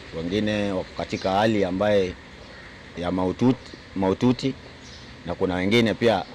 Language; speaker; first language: Swahili; non-native, local second language; Luo (Kenya and Tanzania)